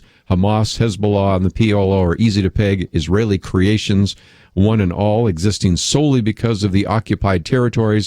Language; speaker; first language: English; native; English